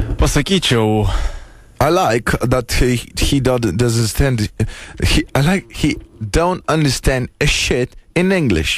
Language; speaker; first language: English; non-native, learner; Lithuanian